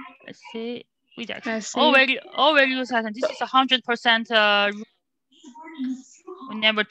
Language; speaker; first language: English; non-native, learner; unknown